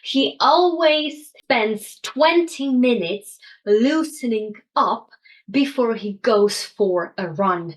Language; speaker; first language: English; non-native, fluent; Czech